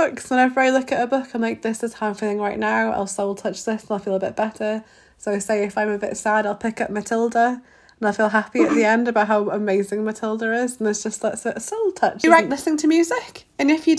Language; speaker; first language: English; native; English